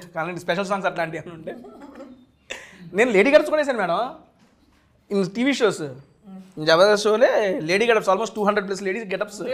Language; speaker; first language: Telugu; native; Telugu